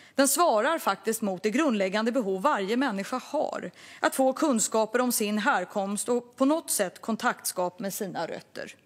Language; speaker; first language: Swedish; non-native, local second language; Kurdish